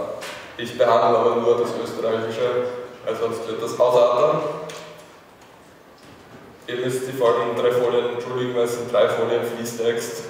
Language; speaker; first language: German; native; German